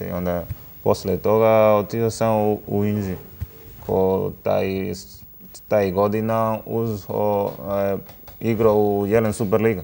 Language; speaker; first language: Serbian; non-native, learner; Spanish